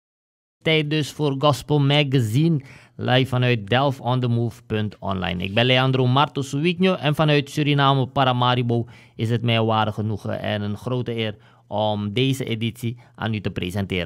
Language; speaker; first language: Dutch; non-native, local second language; Sranan Tongo